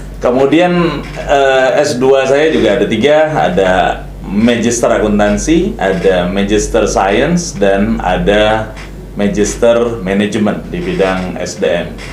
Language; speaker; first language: Indonesian; non-native, local second language; Minangkabau